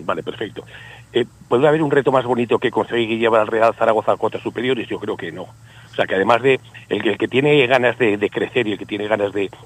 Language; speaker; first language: Spanish; native; Spanish